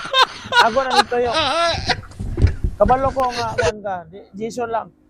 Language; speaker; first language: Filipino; non-native, local second language; Cebuano